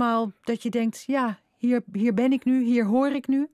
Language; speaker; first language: Dutch; native; Dutch